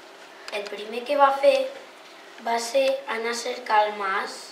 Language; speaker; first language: Catalan; native; Catalan